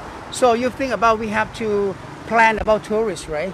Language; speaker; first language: English; non-native, learner; Thai